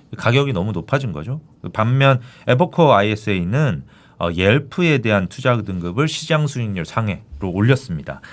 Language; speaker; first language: Korean; native; Korean